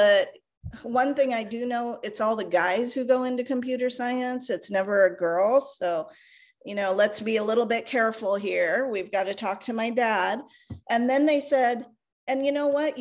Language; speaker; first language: English; non-native, local second language; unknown